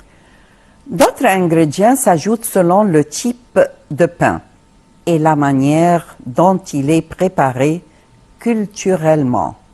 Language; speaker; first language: French; non-native, fluent; Arabic